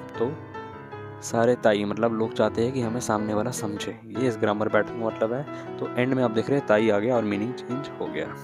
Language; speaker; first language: Hindi; native; Hindi